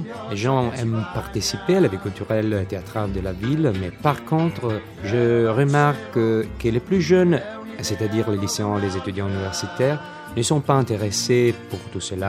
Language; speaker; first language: French; non-native, fluent; Italian